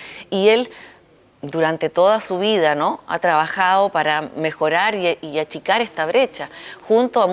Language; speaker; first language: Spanish; native; Spanish